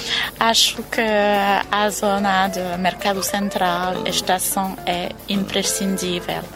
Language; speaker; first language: Portuguese; non-native, fluent; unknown